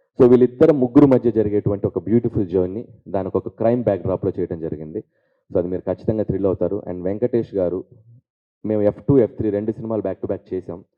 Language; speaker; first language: Telugu; native; Telugu